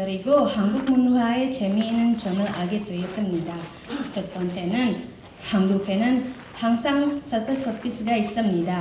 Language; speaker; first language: Korean; non-native, learner; Indonesian